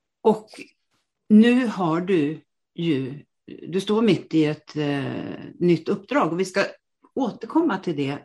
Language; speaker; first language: Swedish; native; Swedish